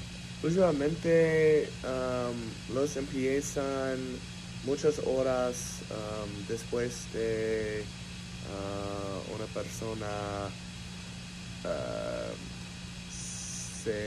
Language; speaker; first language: Spanish; non-native, learner; English